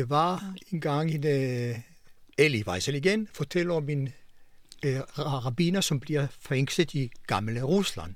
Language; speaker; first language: Danish; non-native, fluent; Hebrew